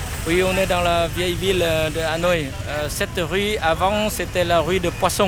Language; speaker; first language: French; non-native, fluent; Vietnamese